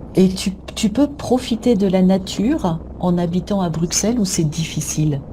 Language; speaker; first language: French; native; French